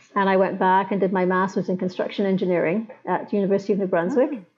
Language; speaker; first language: English; native; English